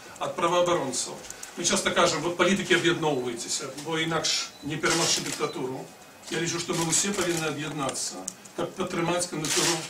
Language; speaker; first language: Belarusian; non-native, local second language; Russian